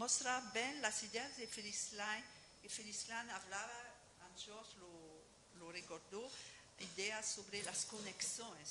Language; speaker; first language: Spanish; non-native, fluent; French